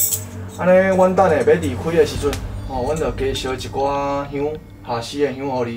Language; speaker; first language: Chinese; native; Chinese